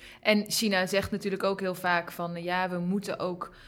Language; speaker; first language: Dutch; non-native, learner; Uyghur